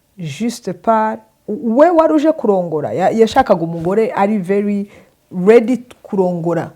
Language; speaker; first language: Kinyarwanda; early bilingual, heritage; Kinyarwanda